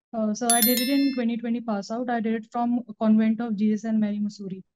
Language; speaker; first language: Hindi; native; Hindi